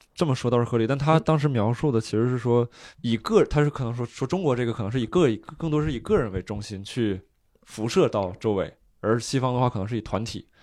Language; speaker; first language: Chinese; native; Chinese